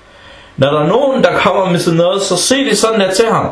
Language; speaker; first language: Danish; early bilingual, other home language; Arabic